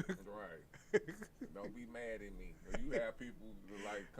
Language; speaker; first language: English; native; English